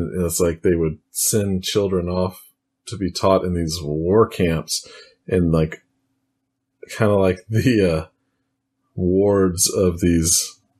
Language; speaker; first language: English; native; English